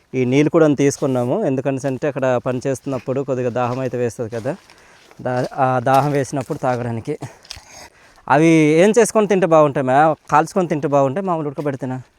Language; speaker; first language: Telugu; non-native, local second language; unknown